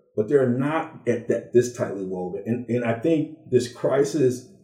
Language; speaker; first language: English; native; English